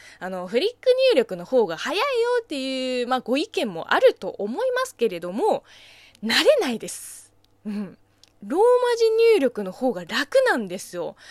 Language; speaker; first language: Japanese; non-native, fluent; Chinese